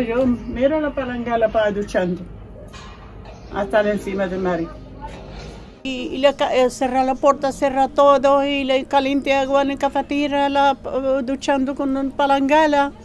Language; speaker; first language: Spanish; non-native, learner; Arabic